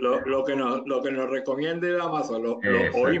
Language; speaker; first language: Spanish; native; Spanish